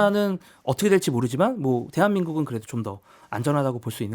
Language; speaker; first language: Korean; native; Korean